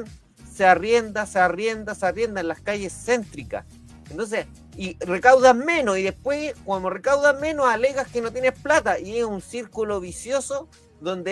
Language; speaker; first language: Spanish; native; Spanish